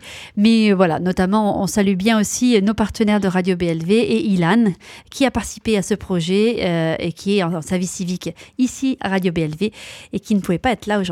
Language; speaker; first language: French; native; French